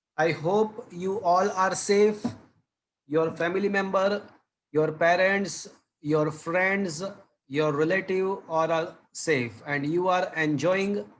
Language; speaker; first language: English; non-native, local second language; Gujarati